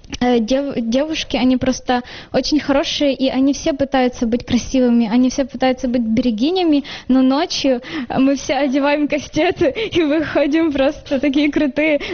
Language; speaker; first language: Russian; non-native, local second language; Ukrainian